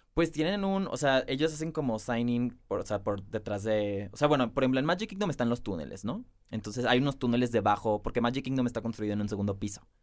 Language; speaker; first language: Spanish; early bilingual, heritage; Spanish